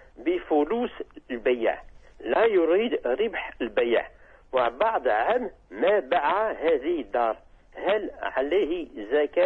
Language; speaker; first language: Arabic; non-native, learner; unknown